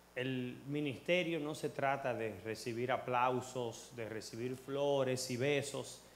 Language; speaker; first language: Spanish; early bilingual, heritage; Spanish